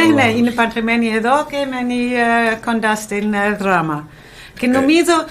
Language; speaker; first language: Greek; non-native, learner; German